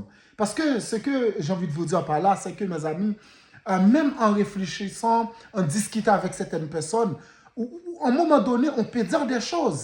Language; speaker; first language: French; non-native, local second language; Haitian Creole